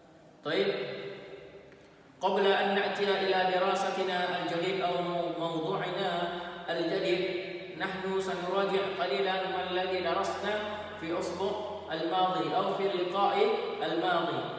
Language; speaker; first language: Arabic; non-native, fluent; Indonesian